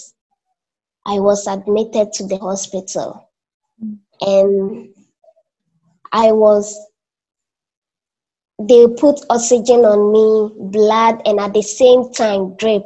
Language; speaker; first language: English; non-native, local second language; Akan